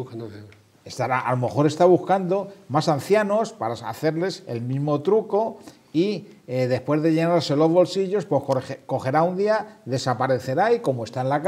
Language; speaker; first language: Spanish; native; Spanish